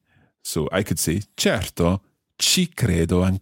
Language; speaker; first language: Italian; non-native, fluent; English